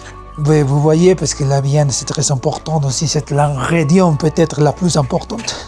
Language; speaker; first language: French; non-native, learner; Spanish